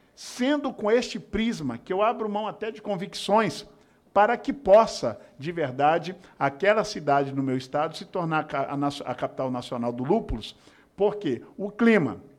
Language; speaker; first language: Portuguese; native; Portuguese